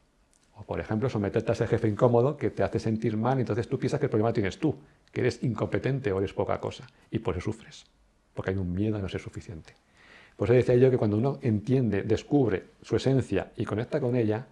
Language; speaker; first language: Spanish; native; Spanish